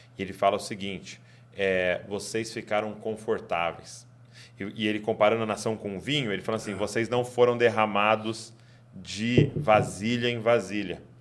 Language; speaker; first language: Portuguese; native; Portuguese